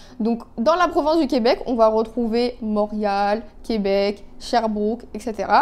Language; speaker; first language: French; non-native, local second language; Arabic